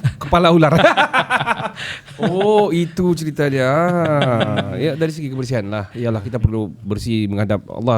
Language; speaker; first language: Malay; native; Malay